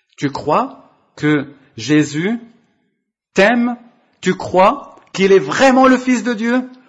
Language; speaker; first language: French; non-native, local second language; Arabic